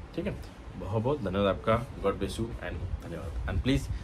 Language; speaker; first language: Hindi; non-native, local second language; Marathi